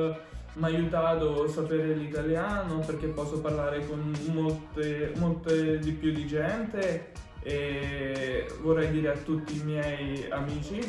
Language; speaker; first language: Italian; early bilingual, other home language; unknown